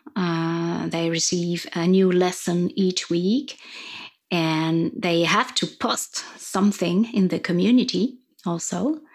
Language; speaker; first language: English; non-native, fluent; French